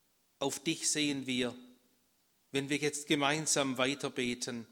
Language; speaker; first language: German; native; German